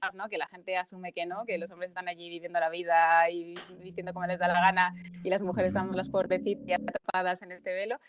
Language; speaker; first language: Spanish; early bilingual, other home language; Arabic